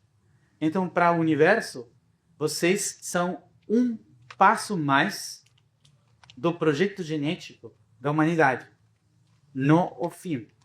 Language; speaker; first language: Portuguese; non-native, fluent; Spanish